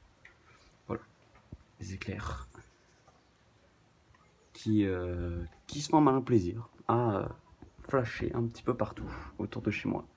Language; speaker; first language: French; native; French